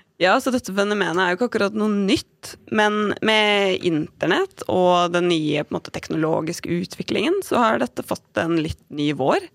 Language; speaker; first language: Norwegian; native; Norwegian